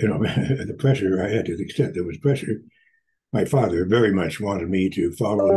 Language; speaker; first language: English; native; English